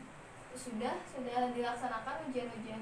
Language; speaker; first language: Indonesian; native; Indonesian